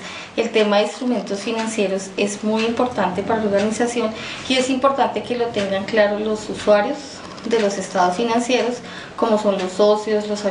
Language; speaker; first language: Spanish; native; Spanish